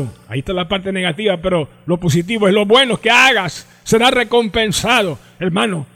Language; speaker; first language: Spanish; native; Spanish